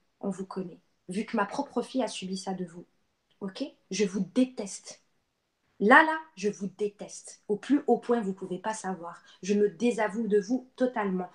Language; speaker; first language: French; non-native, local second language; Arabic